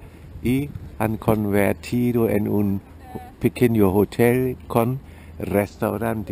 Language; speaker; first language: Spanish; non-native, fluent; German